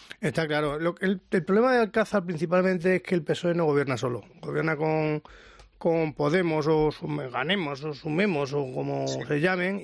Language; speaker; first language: Spanish; native; Spanish